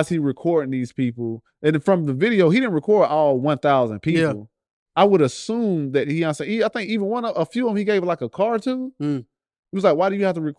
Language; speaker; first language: English; native; English